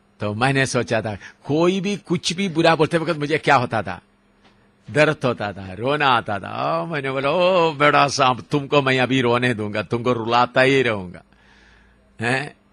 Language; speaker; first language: Hindi; non-native, local second language; Malayalam